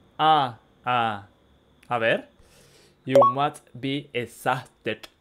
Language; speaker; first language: English; non-native, learner; Spanish